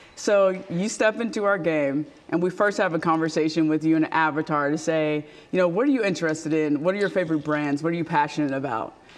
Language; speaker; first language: English; native; English